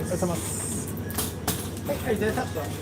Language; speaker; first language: Japanese; non-native, learner; Swedish